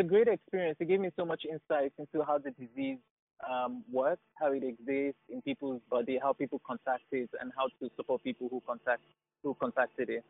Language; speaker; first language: English; non-native, local second language; Igbo